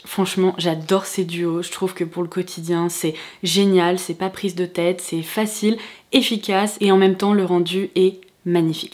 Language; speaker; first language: French; native; French